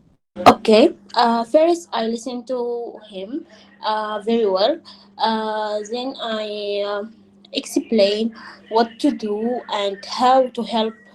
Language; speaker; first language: English; non-native, learner; Arabic